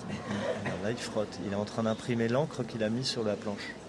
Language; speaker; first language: French; native; French